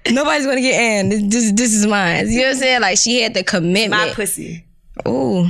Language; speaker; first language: English; native; English